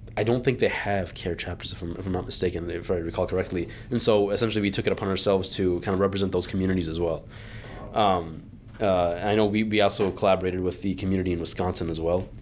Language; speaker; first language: English; early bilingual, other home language; Arabic